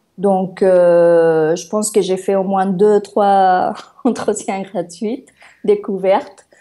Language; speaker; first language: French; non-native, fluent; Spanish